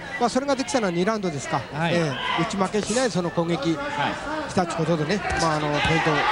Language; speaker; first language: Japanese; native; Japanese